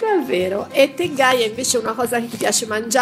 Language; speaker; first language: Italian; native; Italian